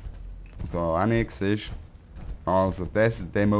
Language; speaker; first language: German; native; German